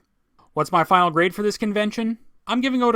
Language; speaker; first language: English; native; English